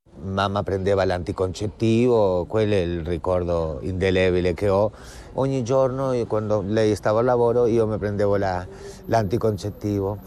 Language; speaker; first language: Italian; non-native, fluent; Spanish